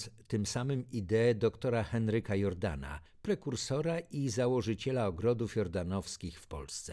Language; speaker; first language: Polish; native; Polish